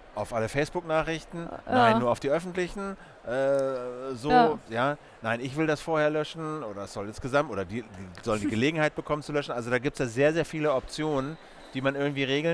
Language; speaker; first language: German; native; German